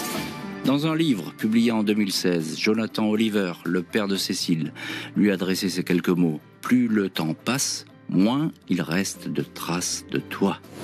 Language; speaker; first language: French; native; French